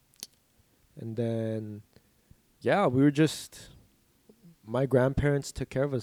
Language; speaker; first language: English; early bilingual, other home language; Korean